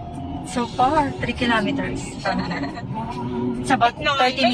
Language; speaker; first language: English; non-native, local second language; Filipino